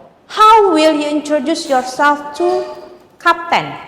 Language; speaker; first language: English; non-native, fluent; Indonesian